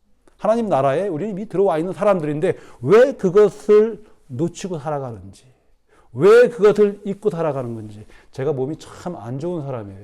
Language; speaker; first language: Korean; native; Korean